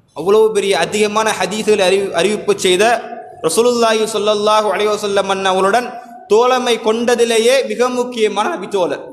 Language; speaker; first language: Tamil; native; Tamil